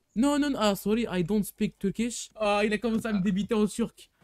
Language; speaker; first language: French; native; French